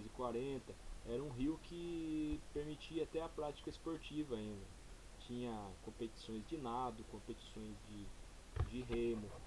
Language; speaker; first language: Portuguese; native; Portuguese